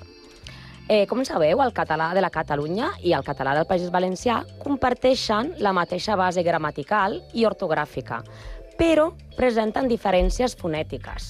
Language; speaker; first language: Catalan; non-native, learner; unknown